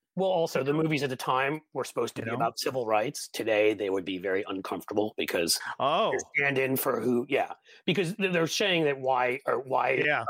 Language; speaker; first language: English; native; English